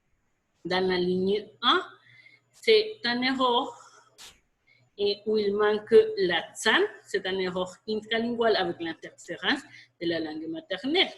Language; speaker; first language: French; non-native, fluent; Spanish